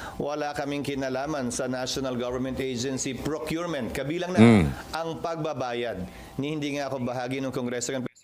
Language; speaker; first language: Filipino; native; Filipino